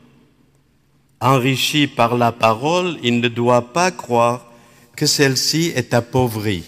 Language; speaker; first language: French; non-native, local second language; Arabic